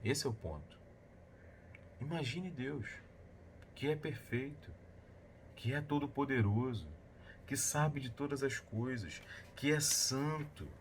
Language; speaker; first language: Portuguese; native; Portuguese